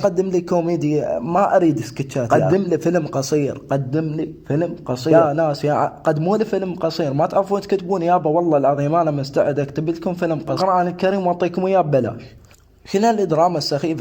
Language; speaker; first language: Arabic; native; Arabic